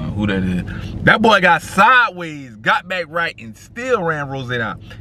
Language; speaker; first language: English; native; English